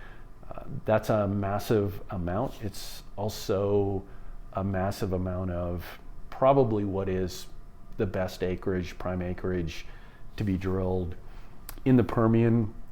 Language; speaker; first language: English; native; English